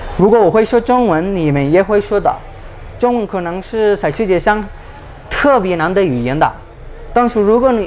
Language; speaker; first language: Chinese; non-native, learner; Spanish